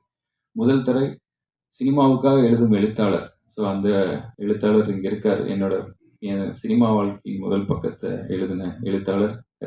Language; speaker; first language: Tamil; native; Tamil